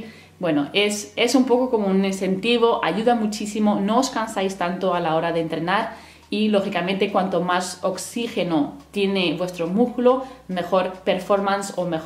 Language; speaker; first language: Spanish; native; Spanish